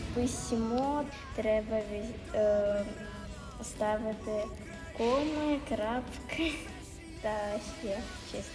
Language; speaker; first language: Ukrainian; non-native, local second language; Russian